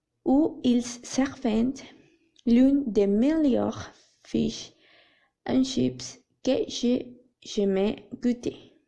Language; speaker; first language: French; non-native, learner; Spanish